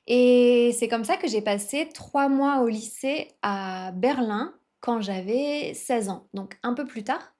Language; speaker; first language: French; native; French